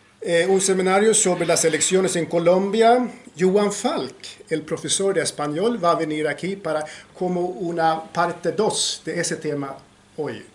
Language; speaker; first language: Spanish; non-native, fluent; Swedish